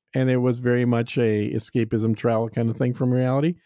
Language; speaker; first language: English; native; English